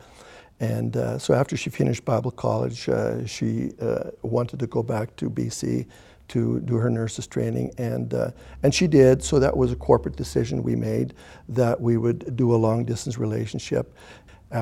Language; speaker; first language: English; early bilingual, other home language; German